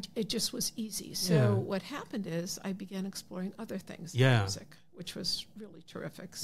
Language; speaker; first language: English; native; English